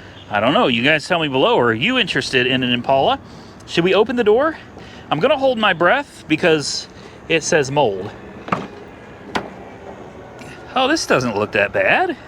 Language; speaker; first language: English; native; English